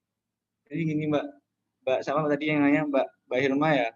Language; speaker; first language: Indonesian; native; Indonesian